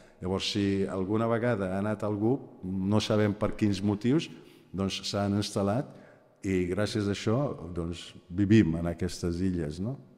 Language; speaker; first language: Catalan; non-native, fluent; Aramaic